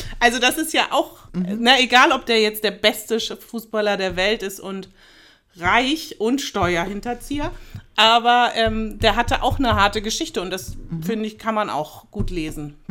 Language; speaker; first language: German; native; German